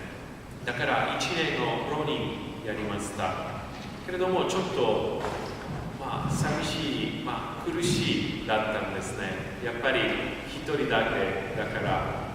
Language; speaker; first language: Japanese; non-native, fluent; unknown